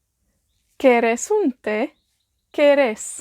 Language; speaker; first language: Spanish; non-native, fluent; Welsh